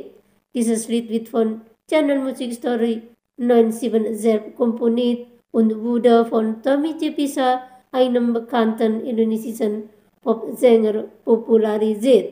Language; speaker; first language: German; non-native, fluent; Indonesian